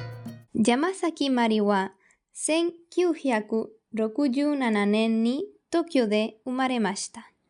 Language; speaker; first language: Japanese; non-native, learner; Galician